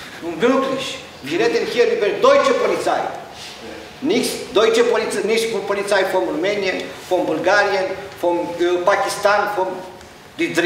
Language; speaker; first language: German; non-native, learner; Romanian